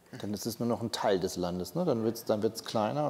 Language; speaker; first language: German; native; German